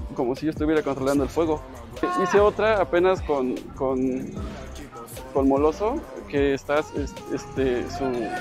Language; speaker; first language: Spanish; native; Spanish